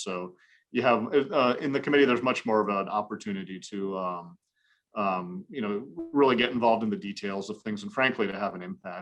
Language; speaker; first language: English; native; English